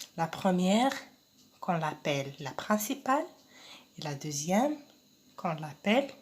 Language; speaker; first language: French; non-native, local second language; Arabic